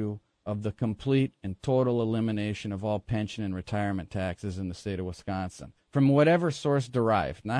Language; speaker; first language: English; native; English